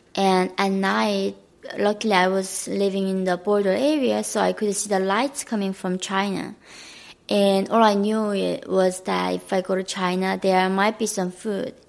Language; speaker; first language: English; non-native, fluent; Korean